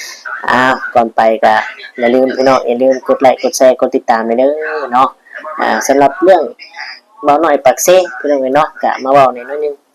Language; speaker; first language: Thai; non-native, local second language; Lao